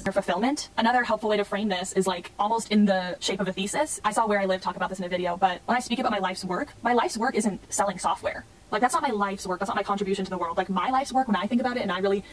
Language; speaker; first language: English; native; English